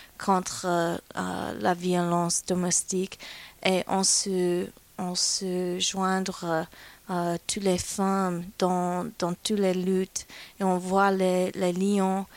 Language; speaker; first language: French; non-native, fluent; English